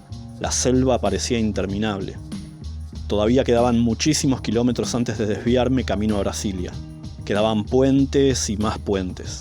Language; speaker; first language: Spanish; native; Spanish